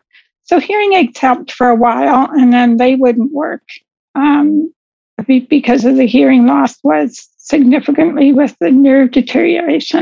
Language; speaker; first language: English; native; English